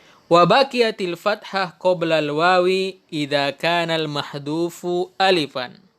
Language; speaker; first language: Arabic; non-native, fluent; Indonesian